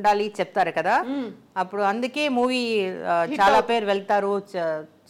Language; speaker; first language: Telugu; non-native, local second language; Tamil